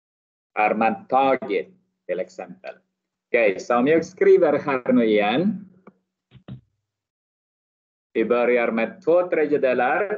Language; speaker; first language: Swedish; non-native, learner; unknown